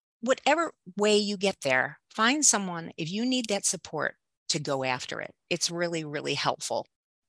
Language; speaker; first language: English; native; English